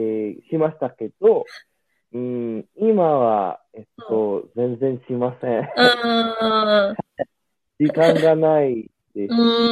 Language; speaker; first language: Japanese; non-native, learner; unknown